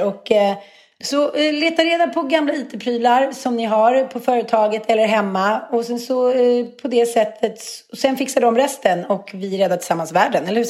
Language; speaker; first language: Swedish; native; Swedish